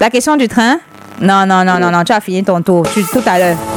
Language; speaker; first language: French; native; French